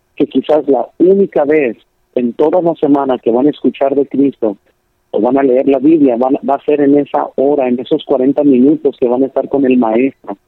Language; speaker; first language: Spanish; early bilingual, heritage; Spanish